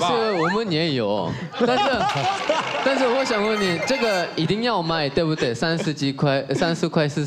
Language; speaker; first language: Chinese; non-native, learner; Korean